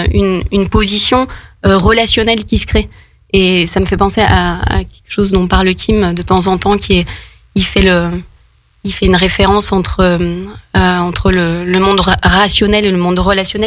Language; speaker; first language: French; native; French